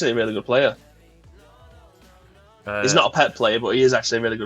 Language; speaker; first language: English; native; English